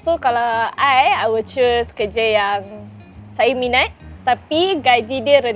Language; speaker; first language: Malay; native; Malay